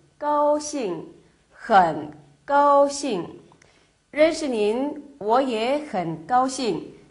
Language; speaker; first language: Chinese; non-native, fluent; Korean